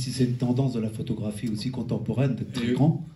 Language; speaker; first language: French; native; French